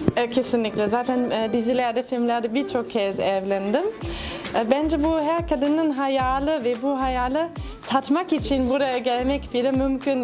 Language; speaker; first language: Turkish; non-native, fluent; German